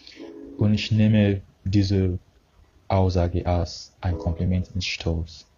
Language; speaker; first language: German; non-native, fluent; Yoruba